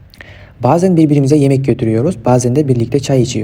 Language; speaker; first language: Turkish; non-native, fluent; Kyrgyz